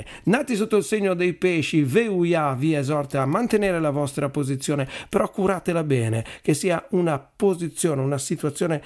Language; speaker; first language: Italian; native; Italian